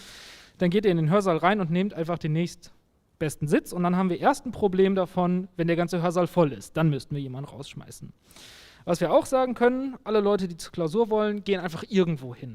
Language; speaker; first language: German; native; German